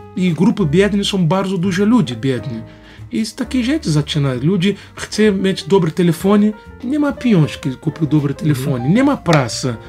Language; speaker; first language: Polish; non-native, learner; Portuguese